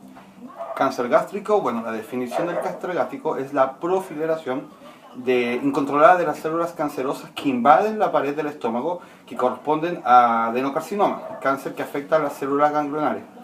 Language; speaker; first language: Spanish; native; Spanish